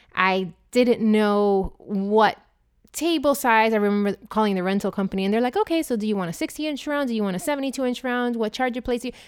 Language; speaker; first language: English; non-native, fluent; Spanish